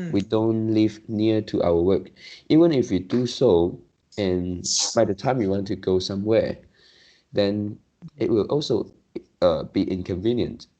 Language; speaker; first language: English; non-native, learner; Chinese